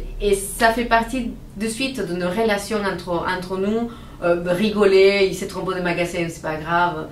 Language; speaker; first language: French; non-native, fluent; Spanish